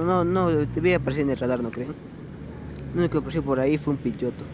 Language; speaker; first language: Spanish; native; Spanish